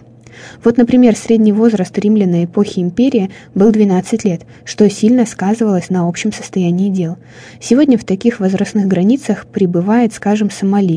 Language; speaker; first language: Russian; native; Russian